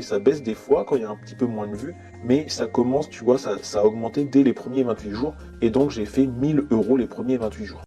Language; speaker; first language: French; native; French